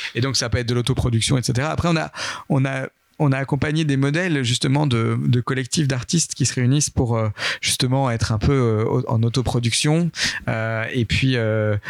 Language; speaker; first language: French; native; French